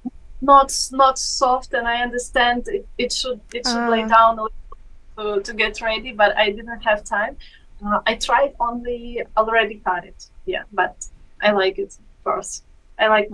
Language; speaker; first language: English; non-native, fluent; Ukrainian